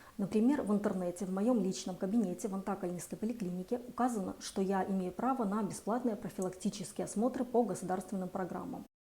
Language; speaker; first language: Russian; native; Russian